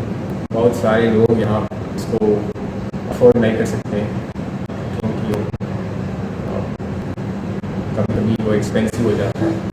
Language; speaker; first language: Hindi; non-native, local second language; Telugu